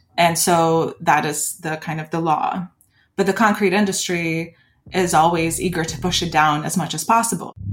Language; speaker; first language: English; early bilingual, other home language; Lithuanian